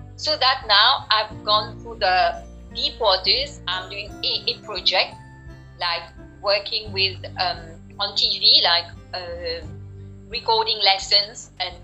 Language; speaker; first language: English; non-native, fluent; French